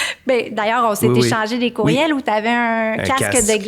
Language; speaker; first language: French; native; French